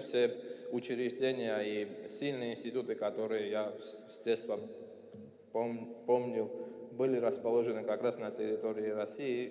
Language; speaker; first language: Russian; non-native, fluent; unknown